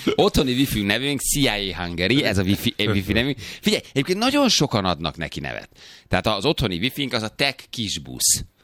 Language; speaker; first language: Hungarian; native; Hungarian